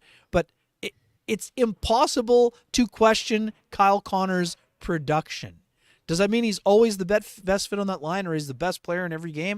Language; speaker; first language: English; native; English